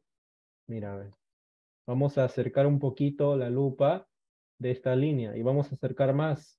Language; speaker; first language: Spanish; native; Spanish